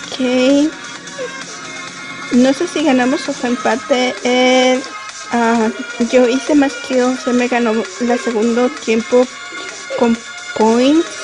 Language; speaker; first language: Spanish; early bilingual, heritage; Spanish